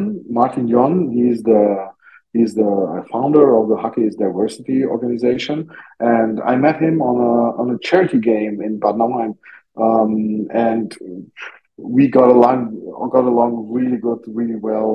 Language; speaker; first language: English; non-native, fluent; German